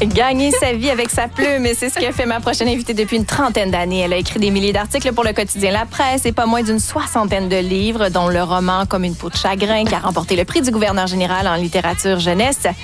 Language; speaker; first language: French; native; French